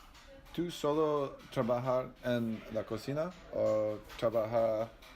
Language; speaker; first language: Spanish; non-native, learner; English